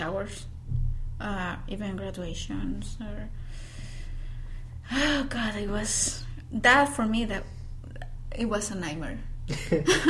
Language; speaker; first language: English; non-native, fluent; Spanish